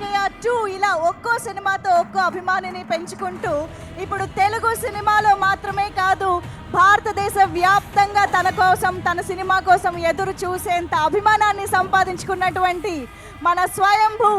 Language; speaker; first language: Telugu; native; Telugu